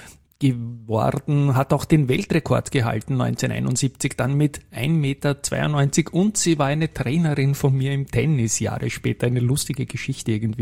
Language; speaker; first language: German; native; German